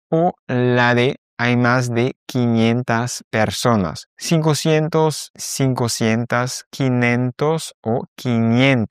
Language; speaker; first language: Spanish; non-native, fluent; French